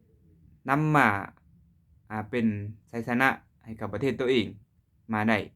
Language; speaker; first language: Thai; non-native, local second language; Lao